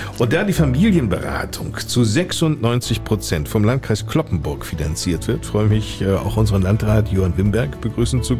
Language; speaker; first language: German; native; German